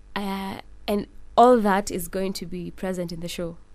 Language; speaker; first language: English; non-native, local second language; Swahili